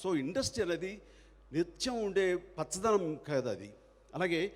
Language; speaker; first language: Telugu; native; Telugu